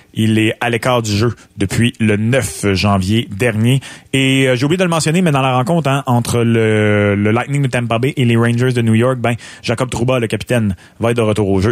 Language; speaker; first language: French; native; French